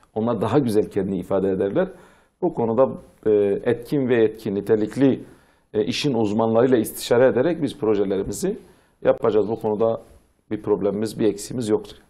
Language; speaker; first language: Turkish; non-native, local second language; Zaza